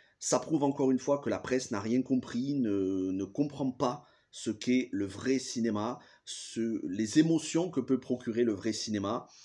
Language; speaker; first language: French; native; French